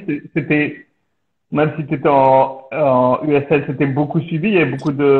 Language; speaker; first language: French; native; French